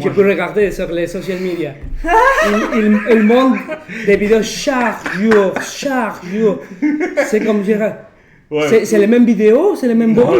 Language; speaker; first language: French; non-native, fluent; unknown